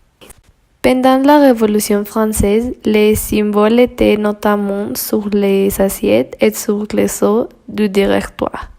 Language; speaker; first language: French; non-native, learner; Spanish